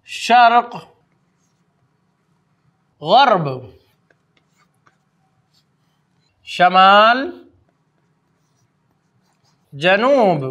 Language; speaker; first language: Arabic; non-native, fluent; Urdu